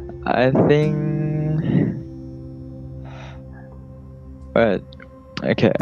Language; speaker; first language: English; non-native, learner; Indonesian